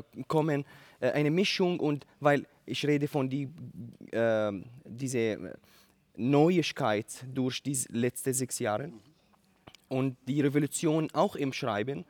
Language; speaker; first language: German; non-native, learner; Arabic